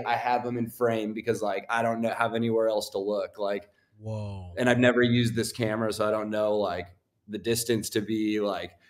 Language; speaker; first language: English; native; English